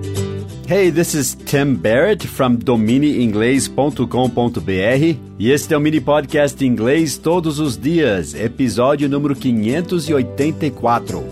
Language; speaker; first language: Portuguese; non-native, fluent; English